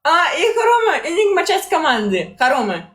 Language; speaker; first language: Russian; native; Russian